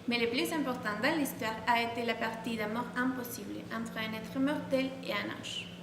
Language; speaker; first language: French; non-native, learner; Spanish